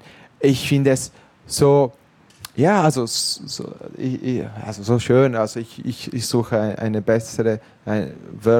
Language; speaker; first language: German; non-native, local second language; Italian